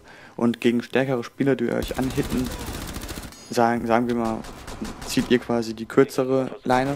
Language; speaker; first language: German; native; German